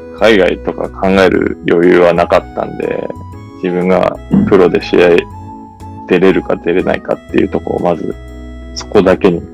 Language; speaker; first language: Japanese; native; Japanese